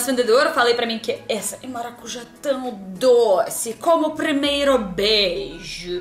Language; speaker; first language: Portuguese; non-native, learner; Russian